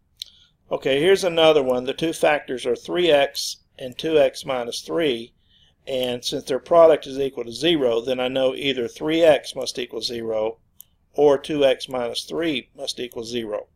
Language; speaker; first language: English; native; English